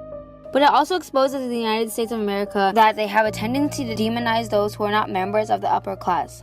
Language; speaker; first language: English; native; English